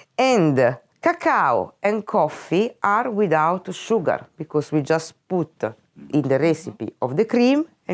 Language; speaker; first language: English; non-native, fluent; Italian